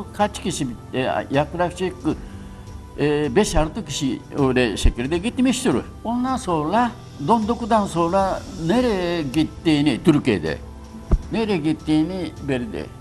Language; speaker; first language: Turkish; non-native, learner; Japanese